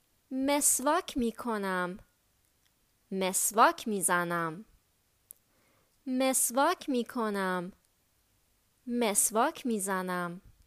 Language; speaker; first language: Persian; native; Persian